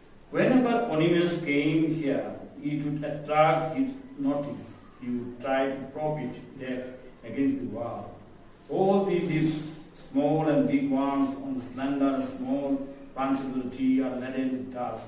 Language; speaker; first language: English; non-native, local second language; Bangla